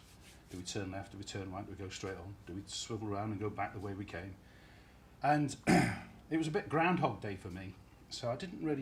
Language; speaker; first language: English; native; English